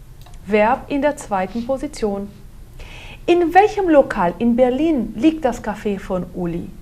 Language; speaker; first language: German; non-native, fluent; Portuguese